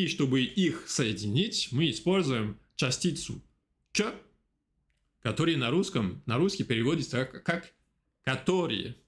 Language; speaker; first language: Russian; non-native, fluent; French